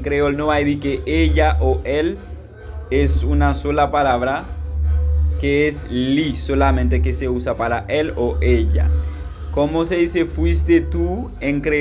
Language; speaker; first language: Spanish; non-native, fluent; Haitian Creole